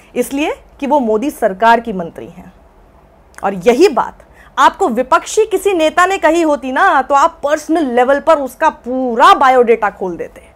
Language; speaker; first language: Hindi; native; Hindi